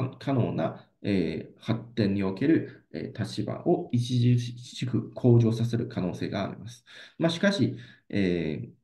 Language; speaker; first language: Japanese; non-native, fluent; Chinese